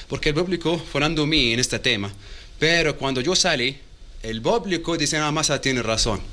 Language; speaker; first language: Spanish; non-native, learner; Arabic